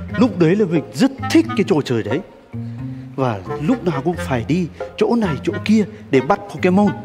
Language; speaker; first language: Vietnamese; non-native, fluent; Turkish